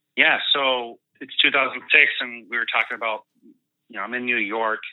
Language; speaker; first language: English; early bilingual, other home language; Spanish